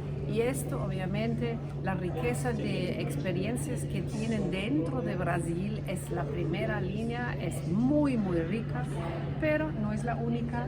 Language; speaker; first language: Spanish; non-native, fluent; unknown